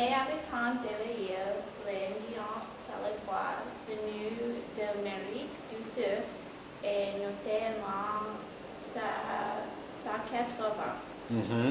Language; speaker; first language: French; non-native, learner; Spanish